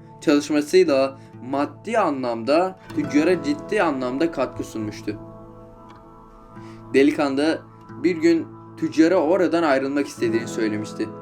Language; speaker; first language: Turkish; native; Turkish